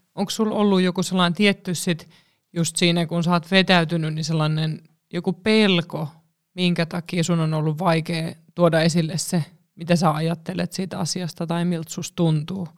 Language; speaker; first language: Finnish; native; Finnish